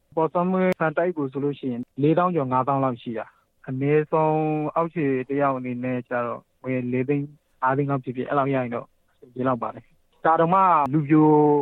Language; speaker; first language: Burmese; native; Burmese